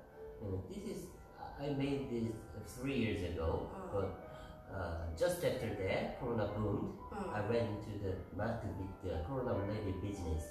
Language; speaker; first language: English; non-native, learner; Korean